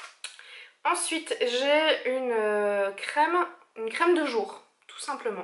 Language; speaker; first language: French; native; French